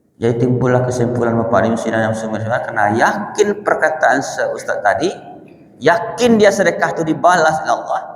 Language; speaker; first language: Malay; non-native, local second language; Minangkabau